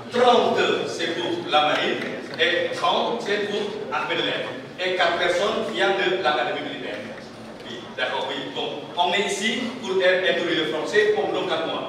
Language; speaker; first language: French; non-native, learner; Indonesian